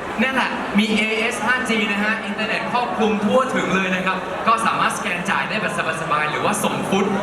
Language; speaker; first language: Thai; native; Thai